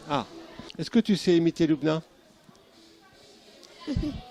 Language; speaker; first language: French; native; French